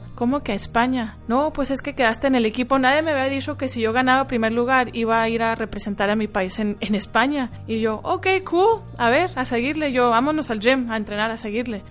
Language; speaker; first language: Spanish; early bilingual, heritage; Spanish